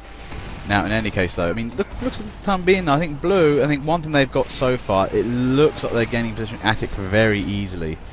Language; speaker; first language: English; native; English